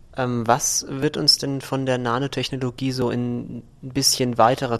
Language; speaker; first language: German; native; German